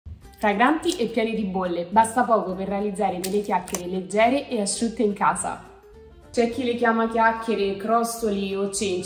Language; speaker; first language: Italian; native; Italian